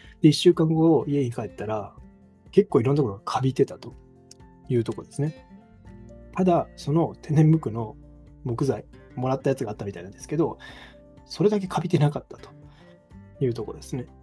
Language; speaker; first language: Japanese; native; Japanese